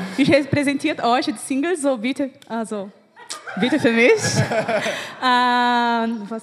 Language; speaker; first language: German; non-native, fluent; Portuguese